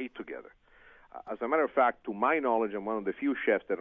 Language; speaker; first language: English; non-native, fluent; Italian